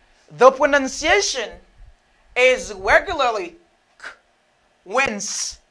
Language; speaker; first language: English; non-native, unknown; Haitian Creole